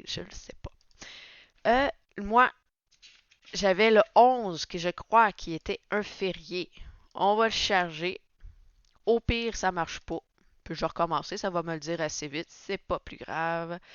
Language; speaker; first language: French; native; French